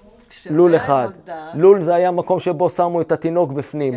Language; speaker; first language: Hebrew; native; Hebrew